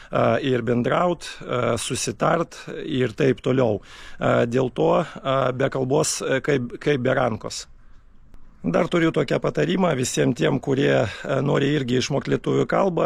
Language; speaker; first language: Lithuanian; non-native, fluent; Russian